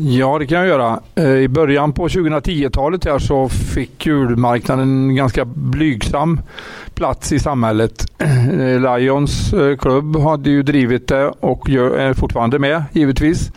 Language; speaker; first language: Swedish; native; Swedish